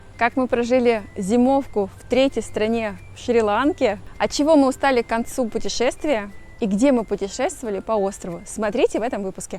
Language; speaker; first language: Russian; native; Russian